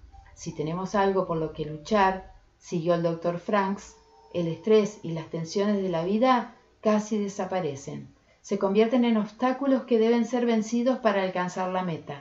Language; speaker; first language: Spanish; native; Spanish